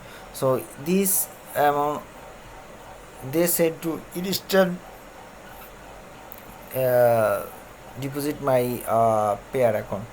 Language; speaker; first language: English; non-native, learner; Bangla